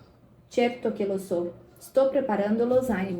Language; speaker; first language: Italian; non-native, learner; Portuguese